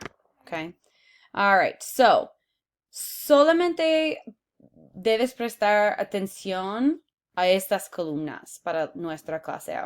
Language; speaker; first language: Spanish; non-native, fluent; English